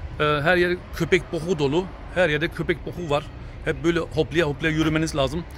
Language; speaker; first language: Turkish; early bilingual, heritage; Turkish